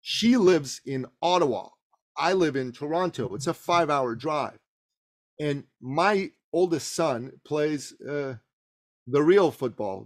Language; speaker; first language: English; early bilingual, other home language; Persian